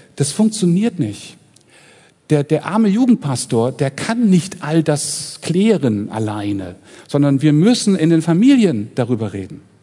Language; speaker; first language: German; native; German